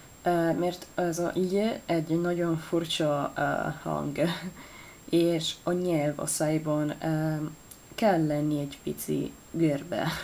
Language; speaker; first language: Hungarian; non-native, learner; Italian